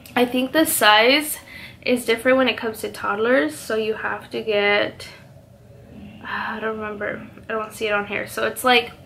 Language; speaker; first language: English; early bilingual, other home language; Spanish